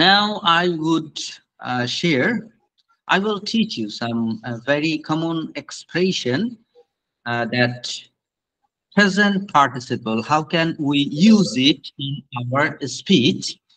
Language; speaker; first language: English; non-native, fluent; Bangla